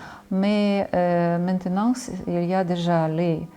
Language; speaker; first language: French; non-native, fluent; Ukrainian